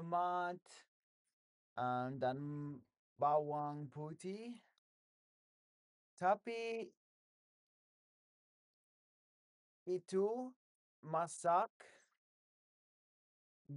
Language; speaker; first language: Indonesian; non-native, learner; English